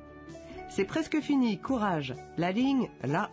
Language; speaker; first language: French; native; French